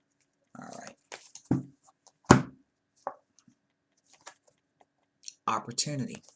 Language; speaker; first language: English; native; English